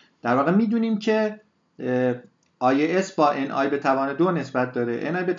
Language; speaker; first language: Persian; native; Persian